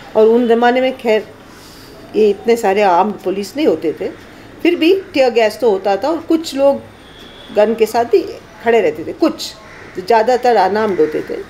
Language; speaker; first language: Hindi; native; Hindi